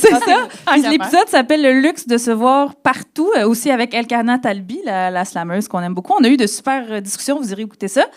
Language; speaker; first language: French; native; French